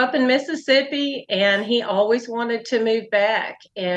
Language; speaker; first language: English; native; English